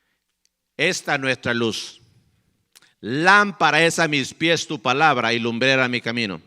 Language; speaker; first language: Spanish; native; Spanish